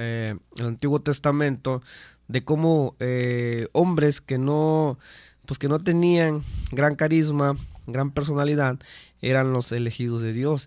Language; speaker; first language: Spanish; native; Spanish